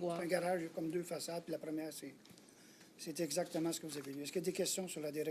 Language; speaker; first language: French; native; French